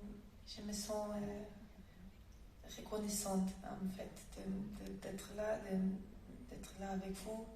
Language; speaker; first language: French; non-native, fluent; German